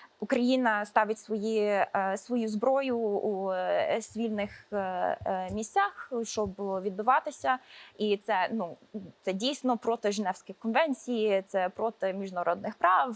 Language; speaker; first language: Ukrainian; early bilingual, heritage; Ukrainian